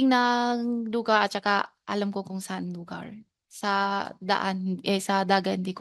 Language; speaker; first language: Filipino; non-native, learner; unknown